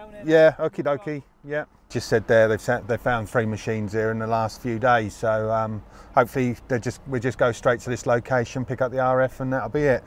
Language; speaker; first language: English; native; English